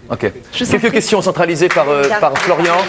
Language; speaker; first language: French; native; French